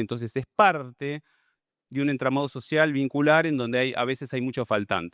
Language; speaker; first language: Spanish; native; Spanish